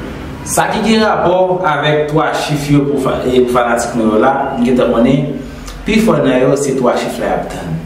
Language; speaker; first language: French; non-native, local second language; Haitian Creole